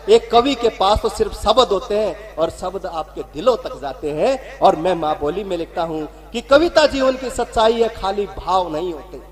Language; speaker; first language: Hindi; non-native, local second language; Haryanvi